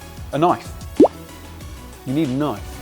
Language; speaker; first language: English; native; English